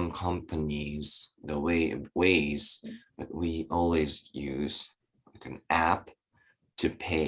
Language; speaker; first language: English; non-native, learner; Japanese